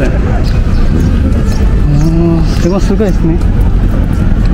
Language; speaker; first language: Japanese; non-native, learner; Indonesian